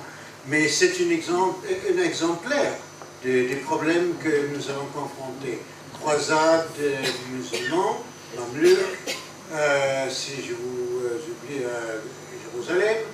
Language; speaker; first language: French; non-native, fluent; English